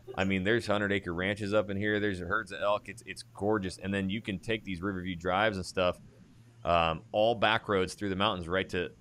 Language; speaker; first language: English; native; English